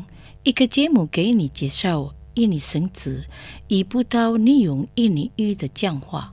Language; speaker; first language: Chinese; non-native, learner; Indonesian